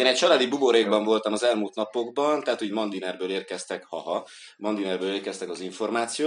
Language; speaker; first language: Hungarian; native; Hungarian